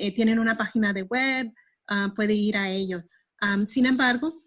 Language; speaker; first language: Spanish; early bilingual, heritage; Spanish